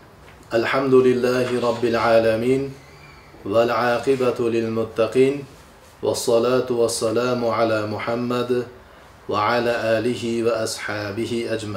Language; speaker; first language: Arabic; non-native, fluent; Uzbek